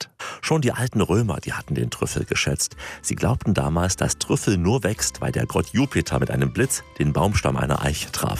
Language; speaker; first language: German; native; German